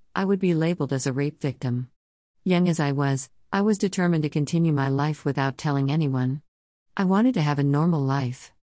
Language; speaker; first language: English; non-native, local second language; Surigaonon